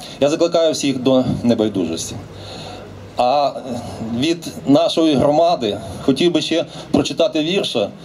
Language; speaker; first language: Ukrainian; native; Ukrainian